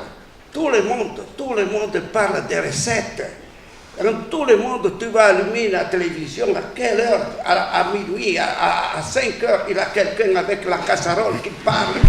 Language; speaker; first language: French; non-native, fluent; Italian